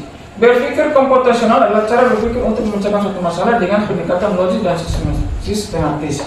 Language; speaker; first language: Indonesian; native; Indonesian